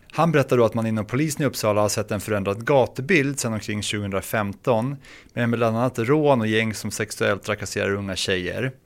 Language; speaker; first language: Swedish; native; Swedish